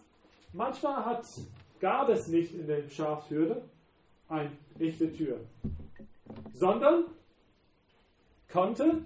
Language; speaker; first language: German; non-native, fluent; English